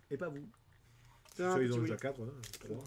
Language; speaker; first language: French; native; French